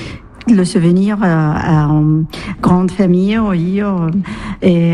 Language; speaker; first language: French; non-native, learner; Arabic